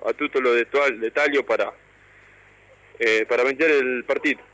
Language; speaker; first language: Italian; non-native, learner; Spanish